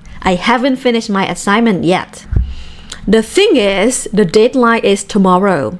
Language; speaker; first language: English; non-native, fluent; Thai